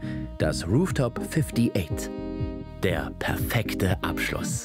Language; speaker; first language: German; native; German